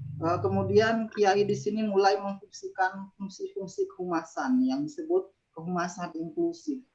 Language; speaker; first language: Indonesian; non-native, local second language; Madurese